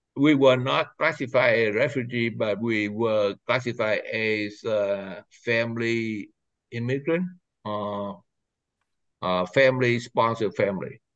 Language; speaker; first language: English; non-native, fluent; Vietnamese